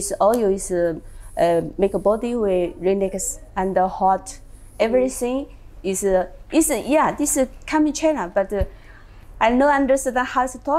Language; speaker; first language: English; non-native, learner; Chinese